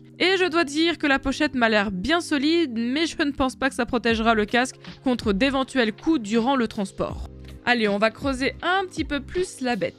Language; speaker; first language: French; native; French